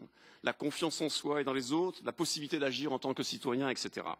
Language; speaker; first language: French; native; French